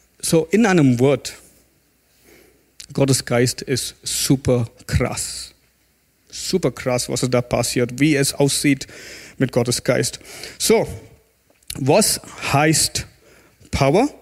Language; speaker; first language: German; non-native, fluent; English